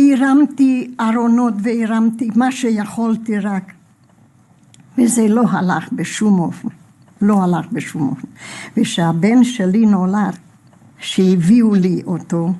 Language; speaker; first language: Hebrew; non-native, fluent; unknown